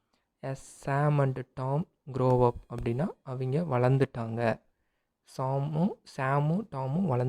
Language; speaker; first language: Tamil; native; Tamil